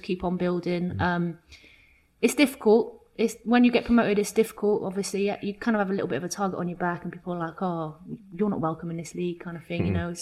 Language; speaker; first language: English; native; English